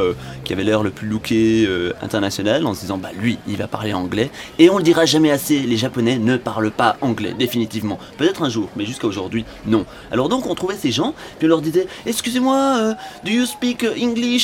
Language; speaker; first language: French; native; French